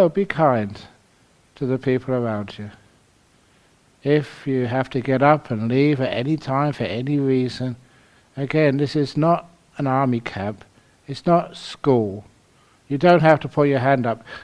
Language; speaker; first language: English; native; English